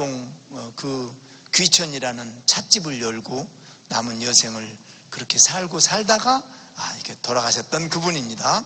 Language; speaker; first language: Korean; native; Korean